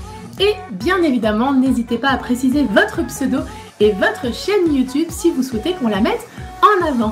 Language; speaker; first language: French; native; French